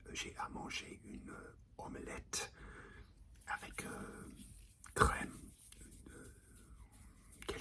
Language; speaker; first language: French; non-native, learner; English